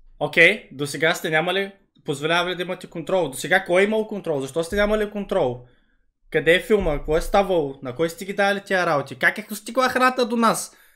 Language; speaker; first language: Bulgarian; early bilingual, other home language; Vietnamese